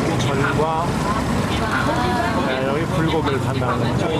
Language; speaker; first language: Korean; native; Korean